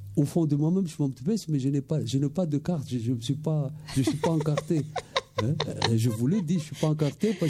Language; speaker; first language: French; non-native, local second language; Malagasy